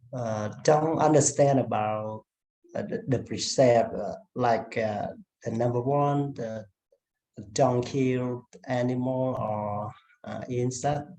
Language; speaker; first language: English; non-native, learner; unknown